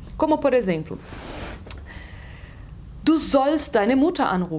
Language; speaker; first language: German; non-native, fluent; Portuguese